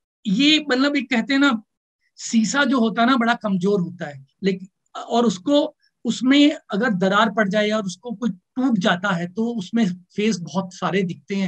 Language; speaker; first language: Hindi; native; Hindi